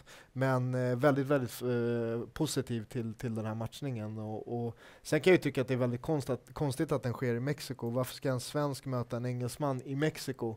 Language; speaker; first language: Swedish; native; Swedish